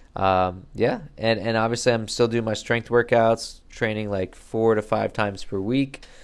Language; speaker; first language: English; native; English